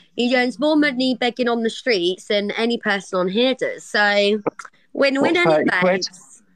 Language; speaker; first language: English; native; English